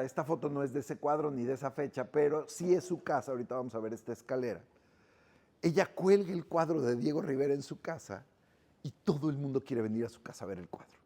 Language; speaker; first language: Spanish; native; Spanish